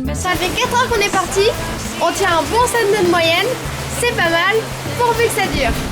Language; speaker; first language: French; native; French